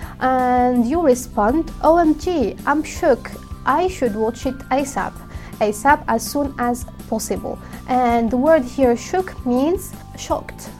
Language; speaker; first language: English; non-native, fluent; Arabic